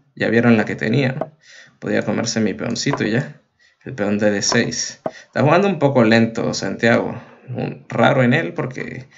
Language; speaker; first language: Spanish; native; Spanish